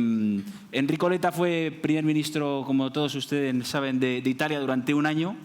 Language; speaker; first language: Spanish; native; Spanish